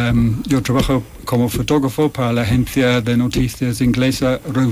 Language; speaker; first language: Spanish; non-native, fluent; English